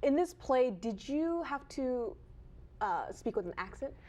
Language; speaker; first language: English; native; English